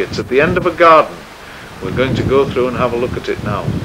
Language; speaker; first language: English; native; English